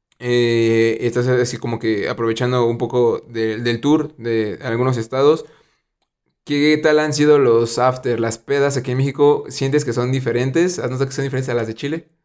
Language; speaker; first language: Spanish; native; Spanish